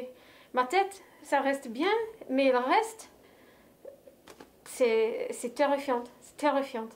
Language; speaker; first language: French; non-native, fluent; English